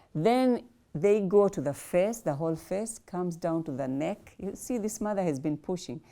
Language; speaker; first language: English; non-native, local second language; Swahili